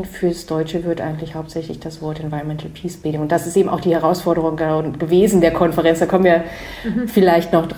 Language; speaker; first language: German; native; German